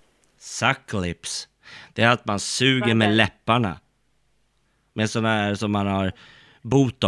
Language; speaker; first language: Swedish; native; Swedish